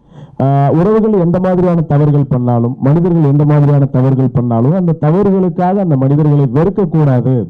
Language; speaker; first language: Tamil; native; Tamil